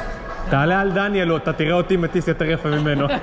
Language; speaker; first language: Hebrew; native; Hebrew